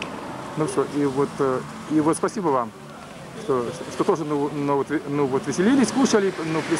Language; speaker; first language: Russian; native; Russian